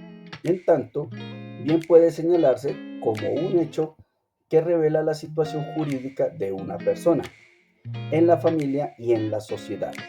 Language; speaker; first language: Spanish; native; Spanish